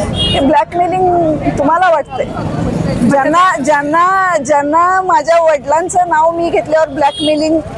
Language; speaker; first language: Marathi; native; Marathi